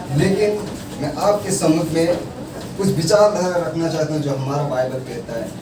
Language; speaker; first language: Hindi; non-native, local second language; Marathi